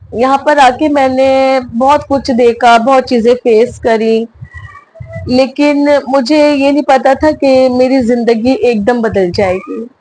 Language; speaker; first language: Urdu; native; Urdu